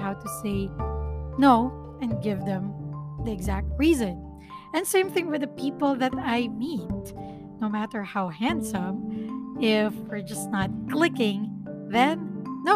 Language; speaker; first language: English; non-native, local second language; Filipino